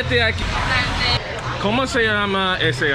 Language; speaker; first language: Spanish; non-native, learner; English